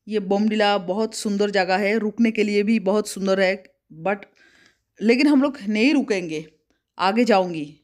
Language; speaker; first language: Hindi; non-native, local second language; Bangla